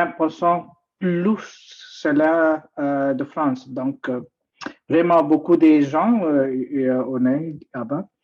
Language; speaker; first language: French; non-native, learner; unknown